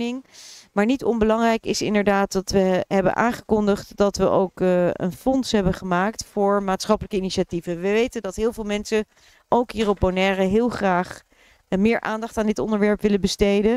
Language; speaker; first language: Dutch; native; Dutch